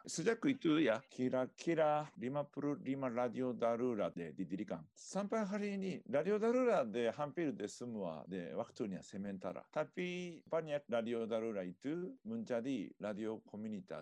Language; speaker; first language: Indonesian; non-native, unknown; Japanese